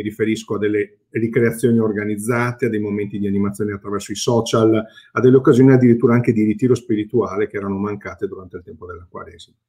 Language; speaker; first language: Italian; native; Italian